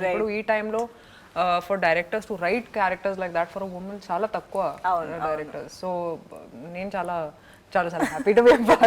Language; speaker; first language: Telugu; non-native, local second language; Hindi